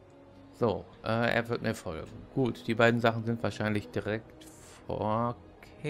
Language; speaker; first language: German; native; German